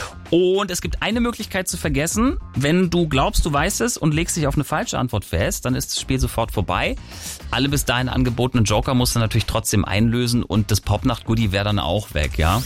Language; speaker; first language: German; native; German